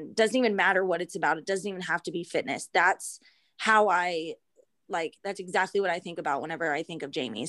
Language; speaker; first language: English; native; English